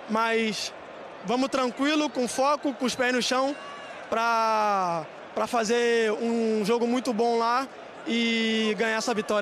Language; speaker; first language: Portuguese; non-native, fluent; Spanish